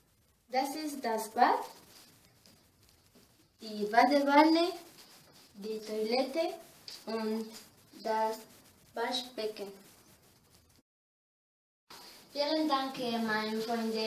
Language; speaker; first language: German; non-native, learner; Spanish